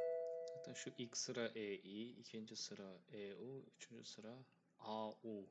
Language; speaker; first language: German; non-native, fluent; Turkish